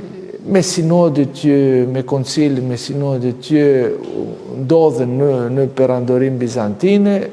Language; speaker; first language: Albanian; non-native, fluent; Greek